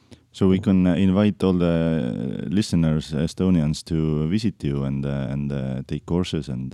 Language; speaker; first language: English; non-native, fluent; Estonian